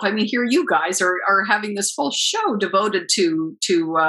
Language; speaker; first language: English; native; English